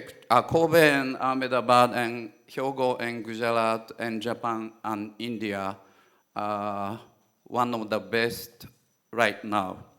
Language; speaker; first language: English; non-native, fluent; Japanese